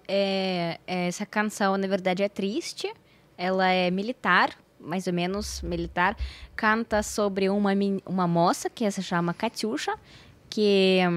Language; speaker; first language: Portuguese; non-native, fluent; Russian